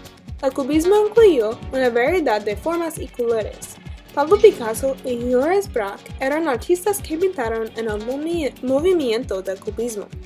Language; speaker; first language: Spanish; non-native, learner; English